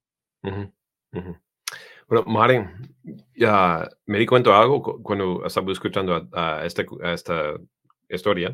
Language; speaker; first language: Spanish; non-native, learner; English